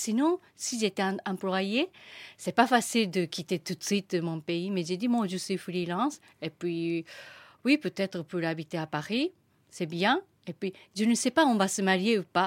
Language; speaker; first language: French; non-native, learner; Japanese